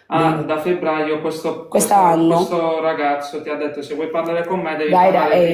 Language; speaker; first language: Italian; native; Italian